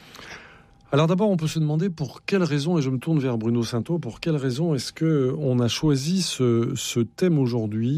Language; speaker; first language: French; native; French